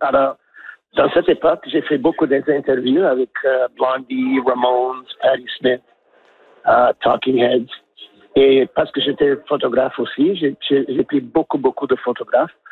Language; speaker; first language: French; non-native, learner; English